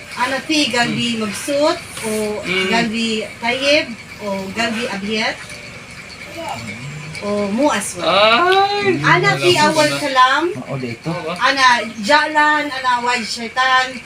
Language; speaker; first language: Arabic; non-native, learner; Filipino